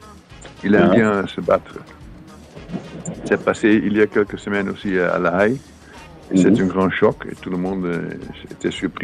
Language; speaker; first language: French; non-native, fluent; Dutch